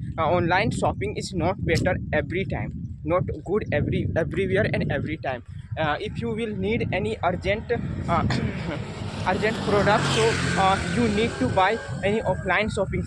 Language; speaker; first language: English; non-native, learner; Hindi